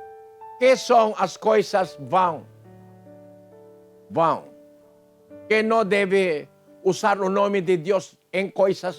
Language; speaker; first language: Portuguese; non-native, fluent; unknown